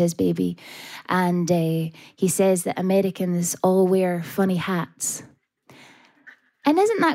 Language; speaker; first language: English; native; English